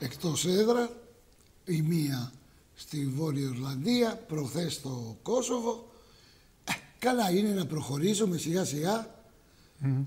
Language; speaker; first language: Greek; early bilingual, heritage; Greek